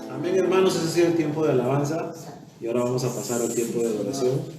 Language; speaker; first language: Spanish; native; Spanish